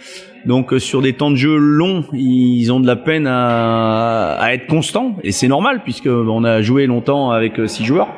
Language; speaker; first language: French; native; French